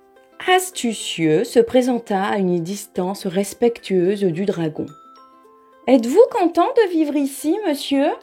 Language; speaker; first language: French; native; French